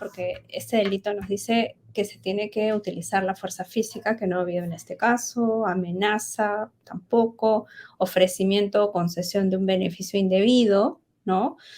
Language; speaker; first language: Spanish; native; Spanish